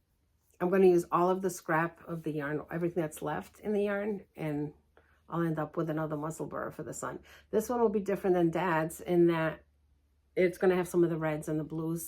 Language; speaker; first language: English; early bilingual, other home language; Portuguese